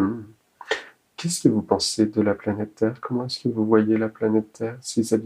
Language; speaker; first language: French; native; French